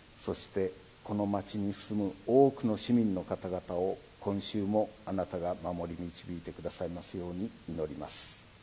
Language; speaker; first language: Japanese; native; Japanese